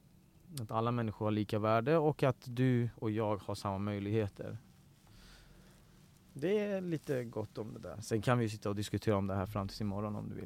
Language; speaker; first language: Swedish; early bilingual, other home language; Persian